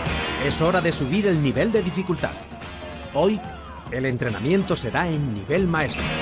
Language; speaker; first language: Spanish; native; Spanish